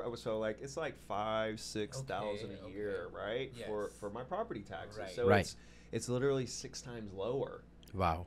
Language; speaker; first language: English; native; English